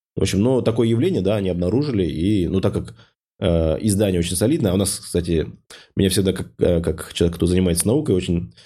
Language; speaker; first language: Russian; native; Russian